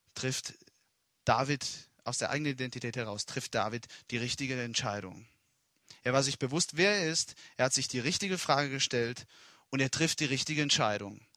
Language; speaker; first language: German; non-native, fluent; Italian